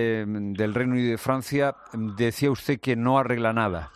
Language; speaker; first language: Spanish; native; Spanish